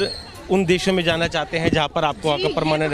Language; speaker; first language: Hindi; native; Hindi